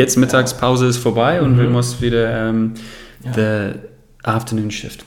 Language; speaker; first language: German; non-native, learner; English